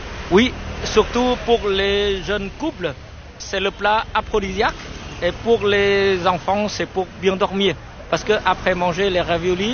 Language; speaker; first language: French; non-native, fluent; Vietnamese